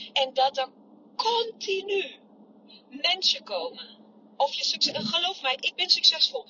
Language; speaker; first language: Dutch; non-native, fluent; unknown